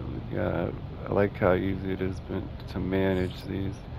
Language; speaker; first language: English; native; English